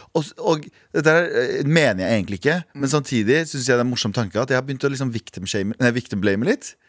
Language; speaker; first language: Norwegian; early bilingual, other home language; Kurdish